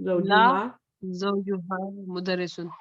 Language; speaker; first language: Arabic; non-native, learner; Urdu